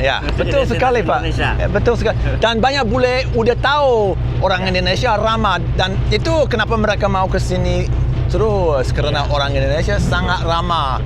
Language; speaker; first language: Indonesian; non-native, fluent; English